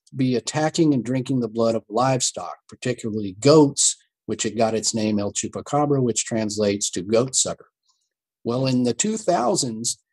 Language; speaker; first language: English; native; English